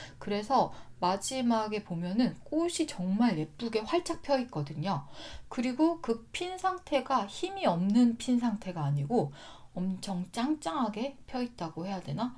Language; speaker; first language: Korean; native; Korean